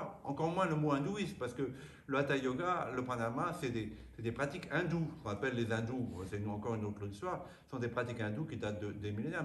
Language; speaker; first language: French; native; French